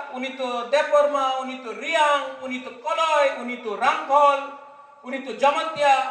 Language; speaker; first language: Hindi; non-native, local second language; Kok Borok